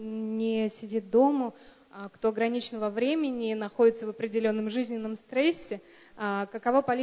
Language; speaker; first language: Russian; native; Russian